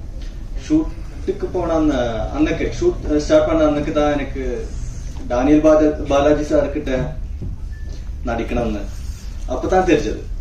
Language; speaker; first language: Tamil; non-native, fluent; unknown